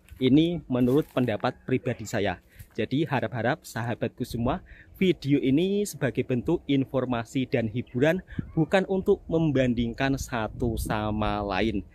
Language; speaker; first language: Indonesian; native; Indonesian